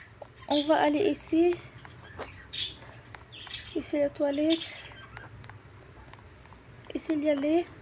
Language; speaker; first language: French; non-native, learner; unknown